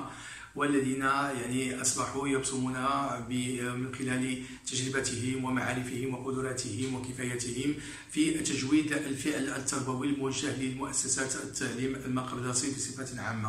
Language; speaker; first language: Arabic; native; Arabic